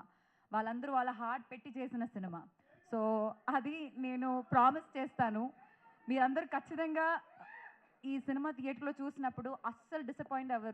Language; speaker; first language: Telugu; non-native, fluent; Malayalam